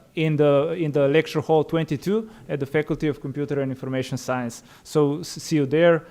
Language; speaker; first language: English; non-native, fluent; Slovenian